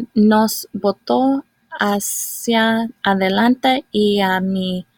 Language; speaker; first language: Spanish; non-native, learner; English